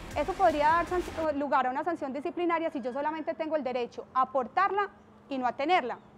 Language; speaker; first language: Spanish; native; Spanish